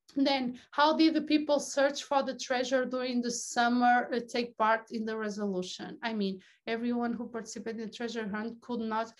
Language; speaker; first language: English; non-native, fluent; Portuguese